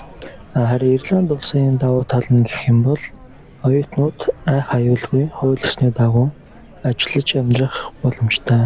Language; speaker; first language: Mongolian; native; Mongolian